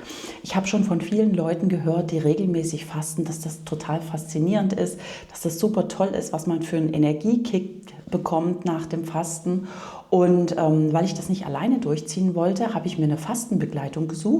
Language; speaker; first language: German; native; German